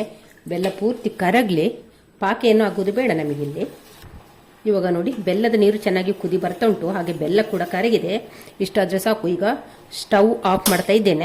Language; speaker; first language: Kannada; native; Kannada